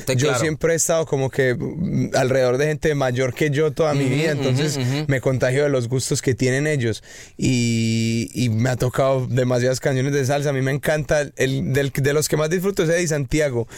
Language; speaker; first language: Spanish; native; Spanish